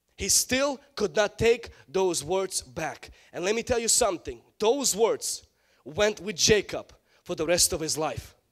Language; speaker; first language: English; non-native, fluent; Ukrainian